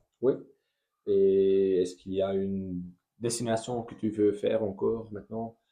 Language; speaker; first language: French; non-native, learner; Dutch